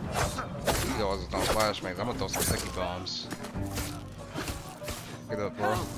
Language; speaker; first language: English; native; English